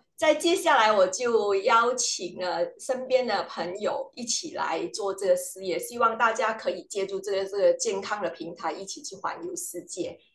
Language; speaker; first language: Chinese; native; Chinese